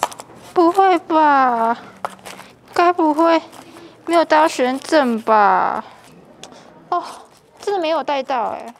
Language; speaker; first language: Chinese; native; Chinese